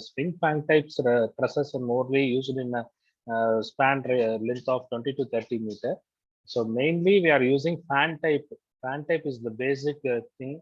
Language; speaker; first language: English; non-native, local second language; Tamil